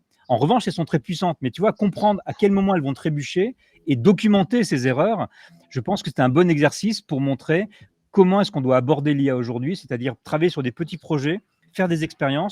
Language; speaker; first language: French; native; French